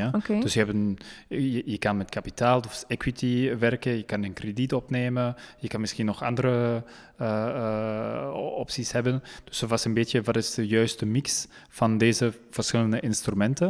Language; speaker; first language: Dutch; non-native, local second language; French